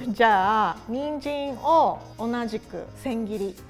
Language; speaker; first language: Japanese; native; Japanese